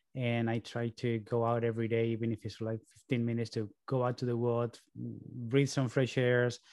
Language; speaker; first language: English; early bilingual, other home language; Spanish